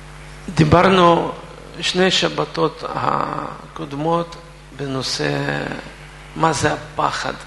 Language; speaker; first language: Hebrew; non-native, fluent; Russian